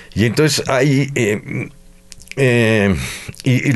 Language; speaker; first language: Spanish; native; Spanish